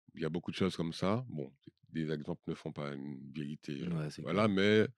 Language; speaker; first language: French; native; French